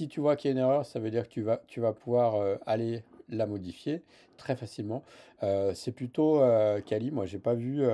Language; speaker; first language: French; native; French